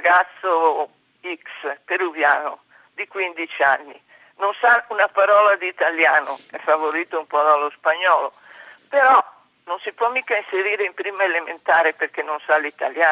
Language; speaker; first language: Italian; native; Italian